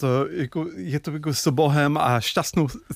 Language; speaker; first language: Czech; non-native, fluent; English